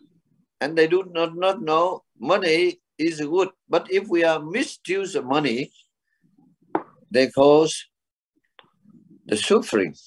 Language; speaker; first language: English; non-native, learner; Vietnamese